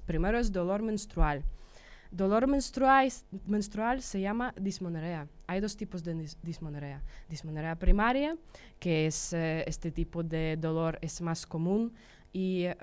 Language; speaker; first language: Spanish; non-native, fluent; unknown